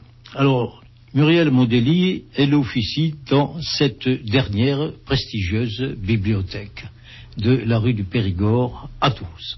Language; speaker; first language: French; native; French